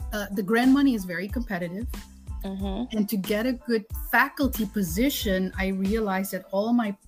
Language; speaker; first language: English; non-native, fluent; Dutch